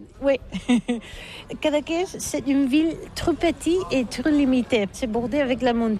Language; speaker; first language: French; non-native, learner; Catalan